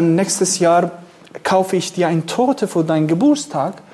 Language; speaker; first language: German; non-native, fluent; Kurdish